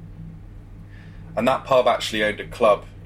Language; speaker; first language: English; native; English